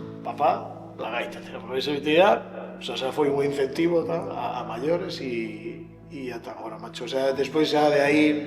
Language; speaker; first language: Galician; non-native, local second language; Spanish